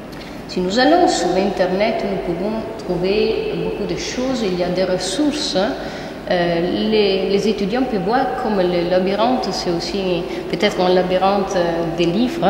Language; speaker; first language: French; non-native, fluent; Italian